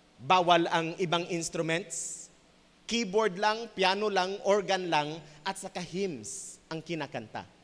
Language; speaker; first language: Filipino; non-native, local second language; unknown